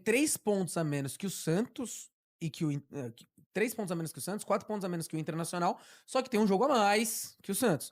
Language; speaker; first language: Portuguese; native; Portuguese